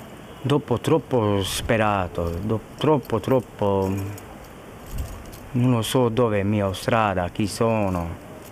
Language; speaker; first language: Italian; non-native, learner; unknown